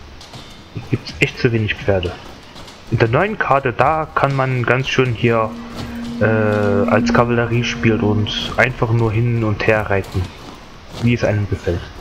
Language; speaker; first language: German; native; German